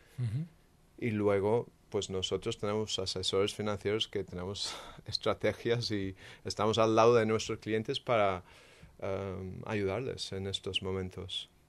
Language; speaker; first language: Spanish; non-native, fluent; English